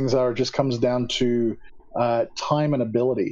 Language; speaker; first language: English; native; English